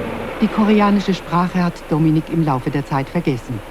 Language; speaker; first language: German; native; German